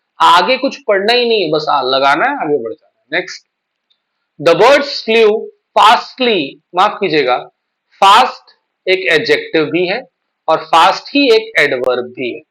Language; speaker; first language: Hindi; native; Hindi